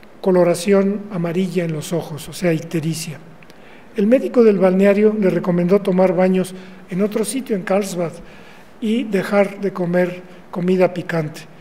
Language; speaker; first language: Spanish; native; Spanish